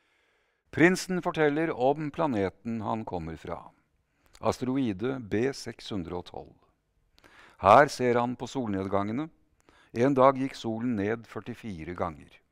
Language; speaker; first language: Norwegian; native; Norwegian